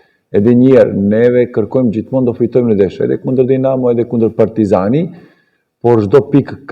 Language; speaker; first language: Albanian; non-native, learner; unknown